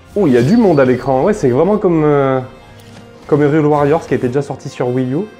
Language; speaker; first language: French; native; French